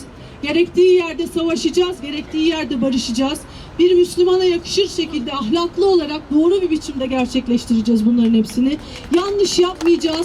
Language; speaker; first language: Turkish; native; Turkish